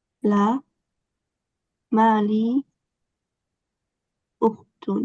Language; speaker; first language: Arabic; non-native, learner; English